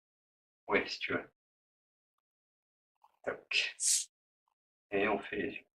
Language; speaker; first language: French; native; French